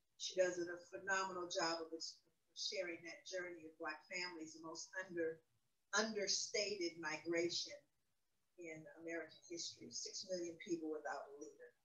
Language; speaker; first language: English; native; English